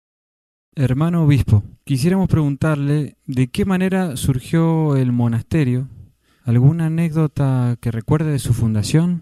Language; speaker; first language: Spanish; native; Spanish